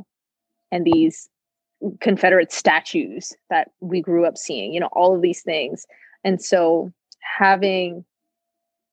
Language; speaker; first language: English; native; English